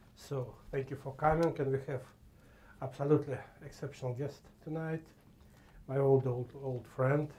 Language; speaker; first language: English; non-native, fluent; Russian